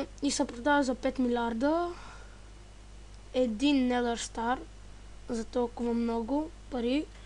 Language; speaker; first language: Bulgarian; native; Bulgarian